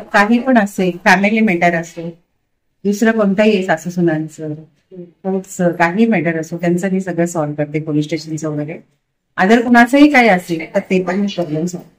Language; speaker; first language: Marathi; non-native, local second language; Telugu